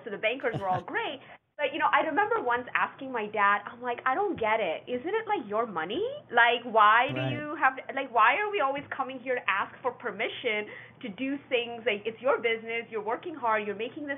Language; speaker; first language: English; native; English